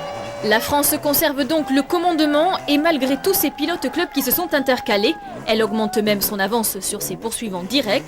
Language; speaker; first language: French; native; French